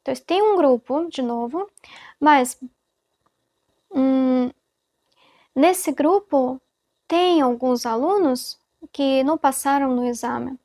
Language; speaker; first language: Portuguese; non-native, fluent; Russian